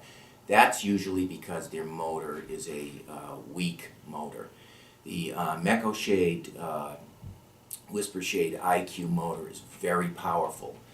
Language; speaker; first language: English; native; English